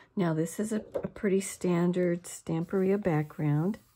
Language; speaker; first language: English; native; English